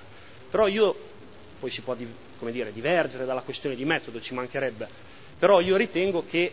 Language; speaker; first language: Italian; native; Italian